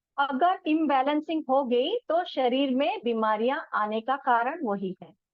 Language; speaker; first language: Hindi; non-native, local second language; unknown